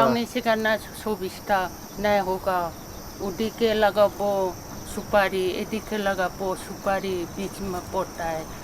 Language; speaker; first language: Hindi; non-native, local second language; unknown